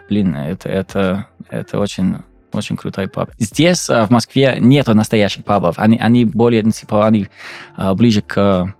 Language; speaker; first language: Russian; non-native, fluent; English